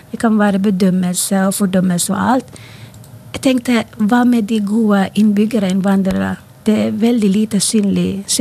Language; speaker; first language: Norwegian; non-native, fluent; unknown